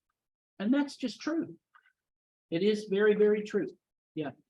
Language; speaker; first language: English; native; English